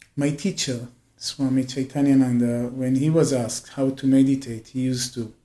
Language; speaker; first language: English; non-native, fluent; Hebrew